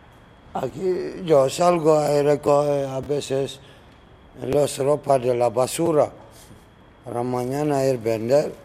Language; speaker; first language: Spanish; non-native, learner; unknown